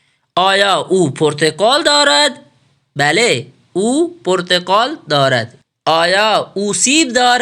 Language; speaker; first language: Persian; non-native, fluent; Urdu